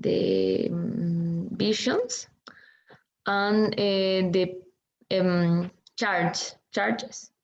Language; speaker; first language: English; non-native, learner; Spanish